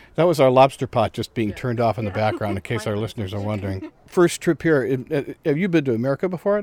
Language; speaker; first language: English; native; English